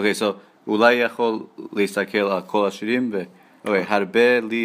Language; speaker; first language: Hebrew; non-native, learner; English